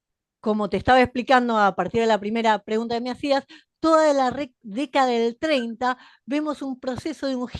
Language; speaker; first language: Spanish; native; Spanish